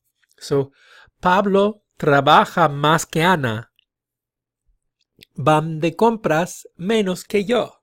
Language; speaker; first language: Spanish; non-native, fluent; English